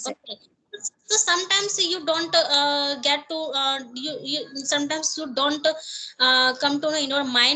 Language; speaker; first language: English; non-native, learner; Hindi